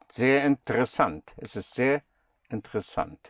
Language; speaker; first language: German; non-native, fluent; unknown